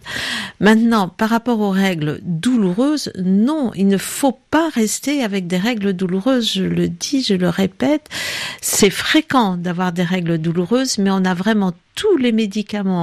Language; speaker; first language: French; native; French